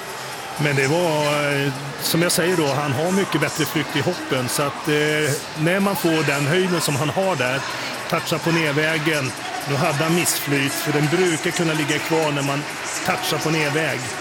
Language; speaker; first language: Swedish; native; Swedish